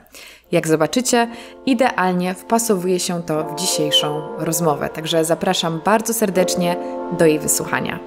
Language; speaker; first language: Polish; native; Polish